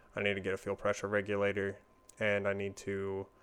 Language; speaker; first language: English; native; English